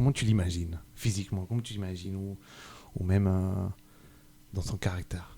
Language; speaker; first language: French; native; French